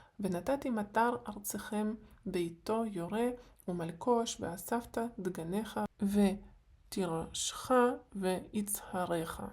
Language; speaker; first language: Hebrew; non-native, fluent; Ukrainian